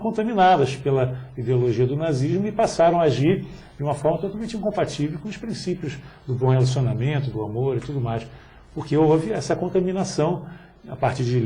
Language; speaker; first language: Portuguese; native; Portuguese